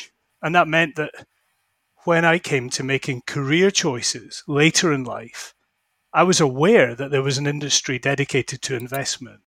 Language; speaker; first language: English; native; English